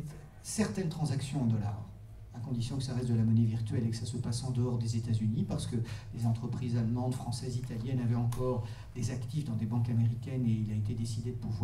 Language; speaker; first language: French; native; French